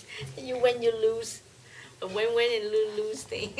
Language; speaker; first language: English; non-native, fluent; Hmong